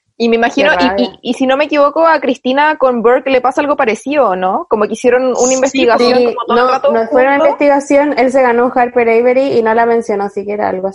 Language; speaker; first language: Spanish; native; Spanish